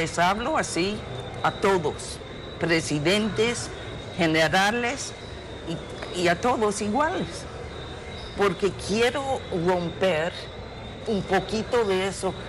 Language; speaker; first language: Spanish; non-native, fluent; English